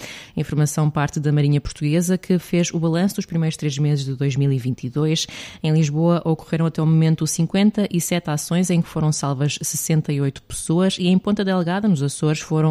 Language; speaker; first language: Portuguese; native; Portuguese